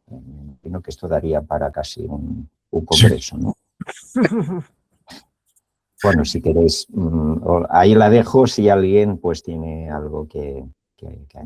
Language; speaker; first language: Spanish; native; Spanish